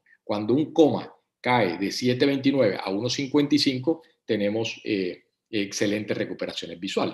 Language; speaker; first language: Spanish; native; Spanish